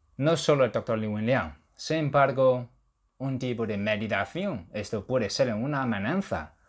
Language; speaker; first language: Spanish; non-native, fluent; Chinese